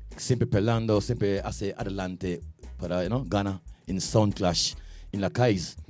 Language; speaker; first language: Spanish; non-native, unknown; Jamaican Creole English